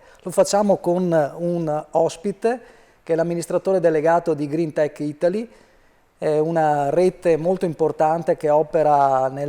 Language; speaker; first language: Italian; native; Italian